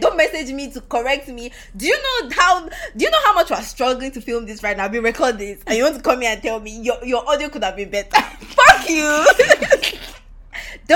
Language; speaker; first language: English; non-native, local second language; Yoruba